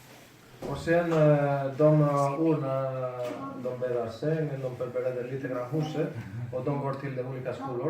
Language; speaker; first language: Swedish; non-native, fluent; Spanish